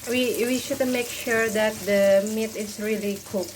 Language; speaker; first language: English; non-native, fluent; Indonesian